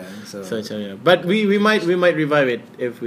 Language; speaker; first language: English; non-native, local second language; Malay